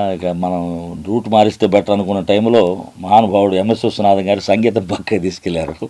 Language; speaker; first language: Telugu; native; Telugu